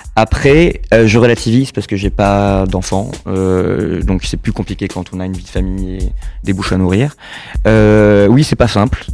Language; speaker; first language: French; native; French